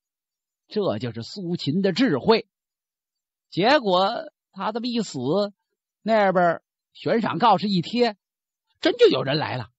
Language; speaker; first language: Chinese; native; Chinese